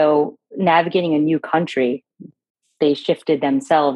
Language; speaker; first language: English; native; English